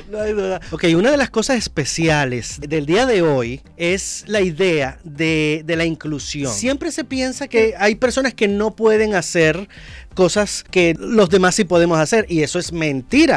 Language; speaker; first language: Spanish; native; Spanish